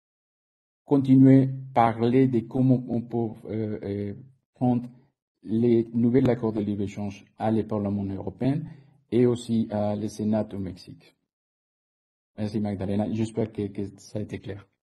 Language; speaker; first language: French; non-native, fluent; Spanish